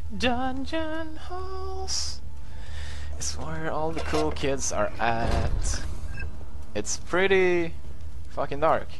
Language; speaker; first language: English; non-native, fluent; Swedish